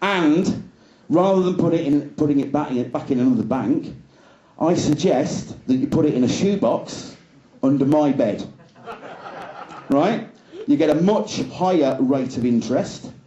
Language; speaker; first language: English; native; English